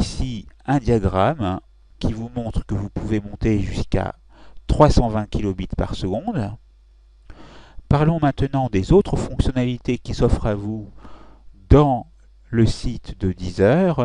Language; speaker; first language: French; native; French